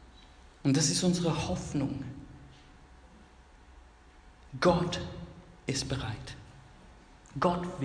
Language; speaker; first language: German; non-native, fluent; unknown